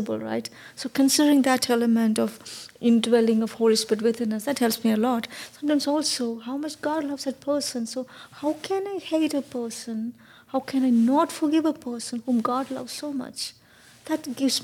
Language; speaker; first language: English; non-native, local second language; Malayalam